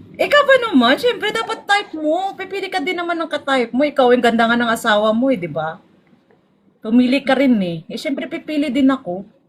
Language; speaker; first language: Filipino; non-native, local second language; Hiligaynon